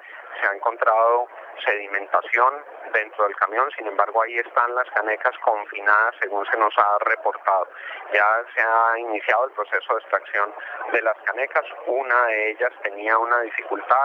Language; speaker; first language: Spanish; native; Spanish